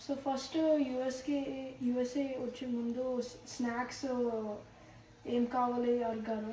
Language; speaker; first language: Telugu; early bilingual, heritage; Telugu